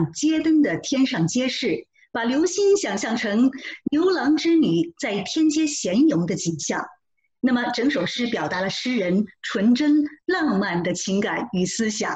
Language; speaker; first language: Chinese; native; Chinese